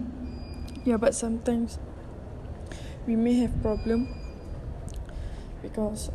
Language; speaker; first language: English; non-native, local second language; Malay